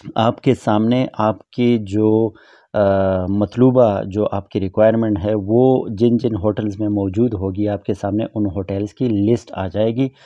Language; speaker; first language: Urdu; non-native, local second language; Pashto